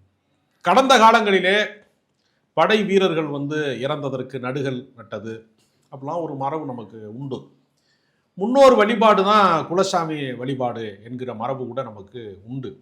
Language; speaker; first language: Tamil; native; Tamil